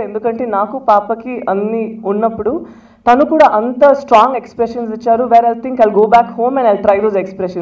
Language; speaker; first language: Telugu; non-native, fluent; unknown